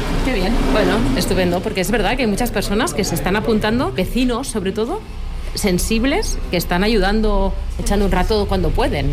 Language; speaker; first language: Spanish; native; Spanish